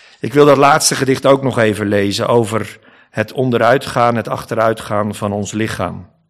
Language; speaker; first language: Dutch; native; Dutch